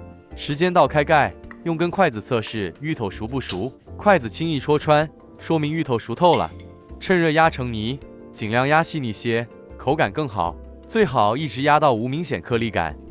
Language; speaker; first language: Chinese; native; Chinese